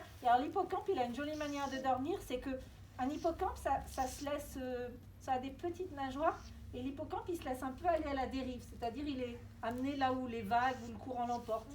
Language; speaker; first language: French; native; French